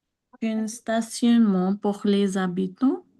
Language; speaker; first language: French; non-native, learner; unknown